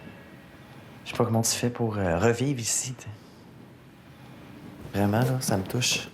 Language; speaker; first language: French; native; French